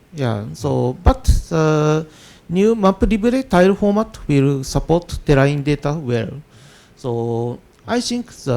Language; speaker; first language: English; non-native, learner; Japanese